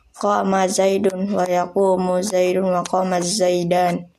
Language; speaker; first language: Arabic; non-native, learner; Indonesian